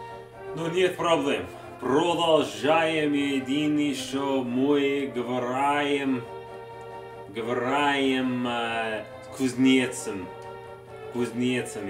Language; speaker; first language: Russian; non-native, learner; English